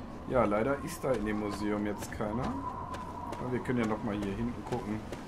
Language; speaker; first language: German; native; German